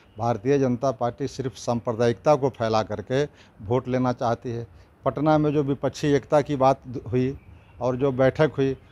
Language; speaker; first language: Hindi; native; Hindi